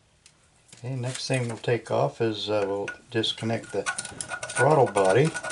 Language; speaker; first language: English; native; English